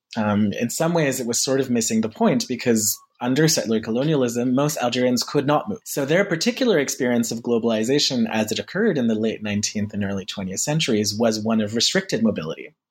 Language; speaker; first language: English; early bilingual, heritage; French